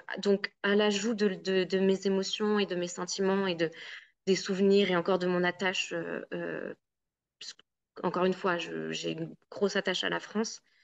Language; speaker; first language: French; native; French